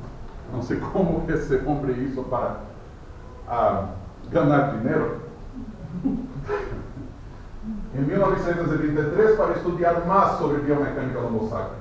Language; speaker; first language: Spanish; non-native, fluent; Portuguese